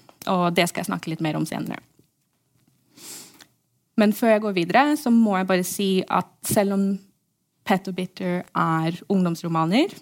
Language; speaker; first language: Norwegian; early bilingual, heritage; English